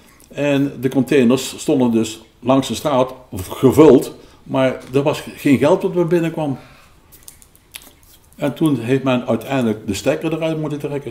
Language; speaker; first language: Dutch; native; Dutch